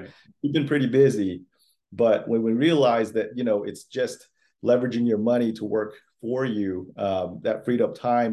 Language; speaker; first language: English; early bilingual, other home language; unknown